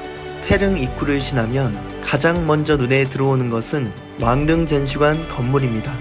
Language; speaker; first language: Korean; native; Korean